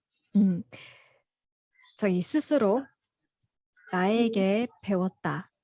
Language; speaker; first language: Korean; non-native, fluent; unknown